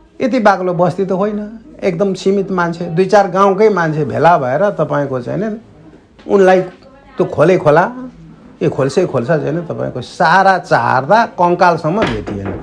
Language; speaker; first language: Nepali; non-native, local second language; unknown